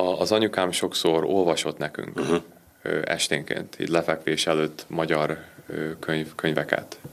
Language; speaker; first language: Hungarian; early bilingual, heritage; Hungarian